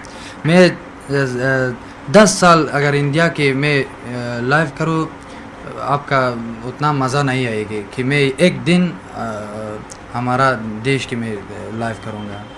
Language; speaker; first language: Hindi; non-native, learner; Persian